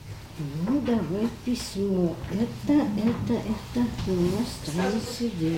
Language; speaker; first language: Russian; native; Russian